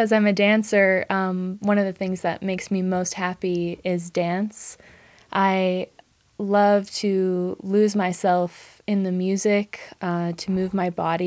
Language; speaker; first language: English; native; English